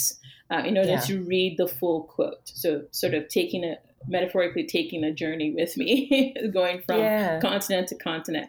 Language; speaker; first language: English; non-native, local second language; Yoruba